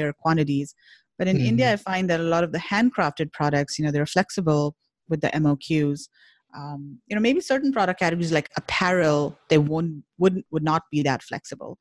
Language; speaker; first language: English; non-native, local second language; Hindi